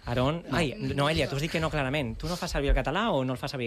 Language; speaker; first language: Catalan; native; Catalan